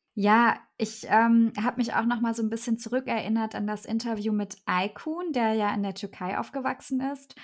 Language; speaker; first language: German; native; German